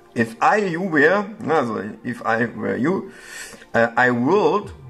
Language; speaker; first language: English; non-native, learner; German